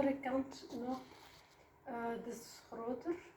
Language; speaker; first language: Dutch; non-native, learner; Kurdish